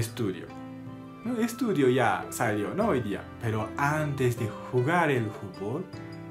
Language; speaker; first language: Spanish; non-native, learner; Japanese